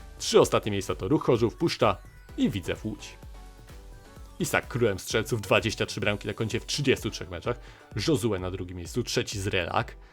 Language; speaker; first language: Polish; native; Polish